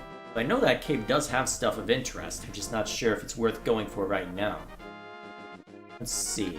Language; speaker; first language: English; native; English